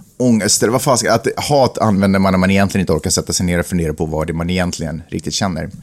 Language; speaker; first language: Swedish; native; Swedish